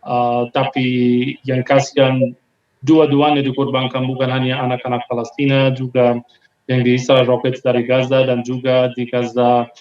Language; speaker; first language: Indonesian; non-native, fluent; Hebrew